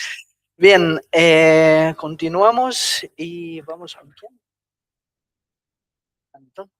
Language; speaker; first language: Spanish; non-native, fluent; Portuguese